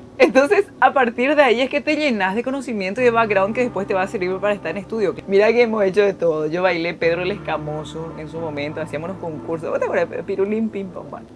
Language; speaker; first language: Spanish; early bilingual, other home language; Korean